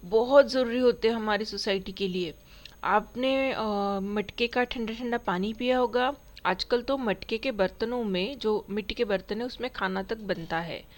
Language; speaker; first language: Hindi; non-native, local second language; Marathi